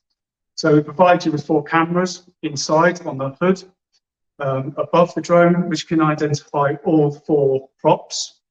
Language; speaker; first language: English; native; English